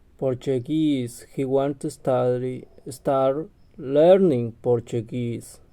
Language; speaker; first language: English; non-native, learner; Spanish